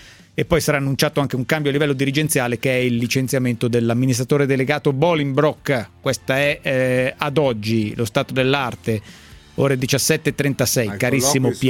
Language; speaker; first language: Italian; native; Italian